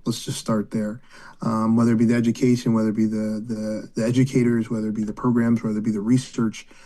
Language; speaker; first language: English; native; English